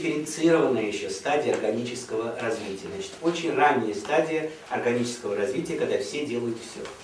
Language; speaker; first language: Russian; native; Russian